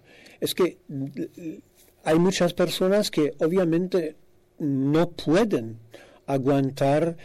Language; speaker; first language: Spanish; non-native, fluent; German